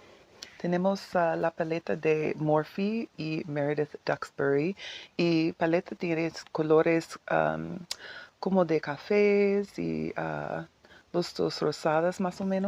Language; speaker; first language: Spanish; non-native, learner; English